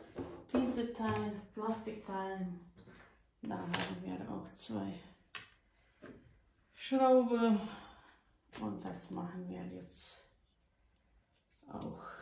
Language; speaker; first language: German; non-native, fluent; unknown